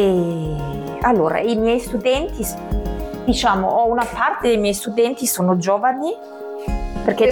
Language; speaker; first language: Italian; non-native, fluent; German